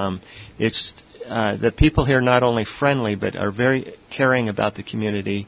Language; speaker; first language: English; native; English